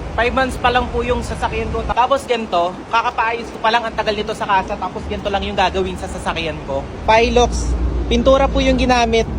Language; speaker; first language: Filipino; native; Filipino